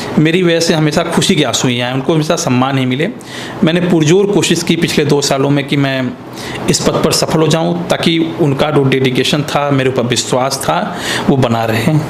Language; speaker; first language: Hindi; native; Hindi